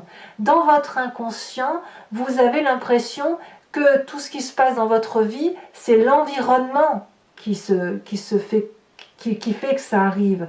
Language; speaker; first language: French; native; French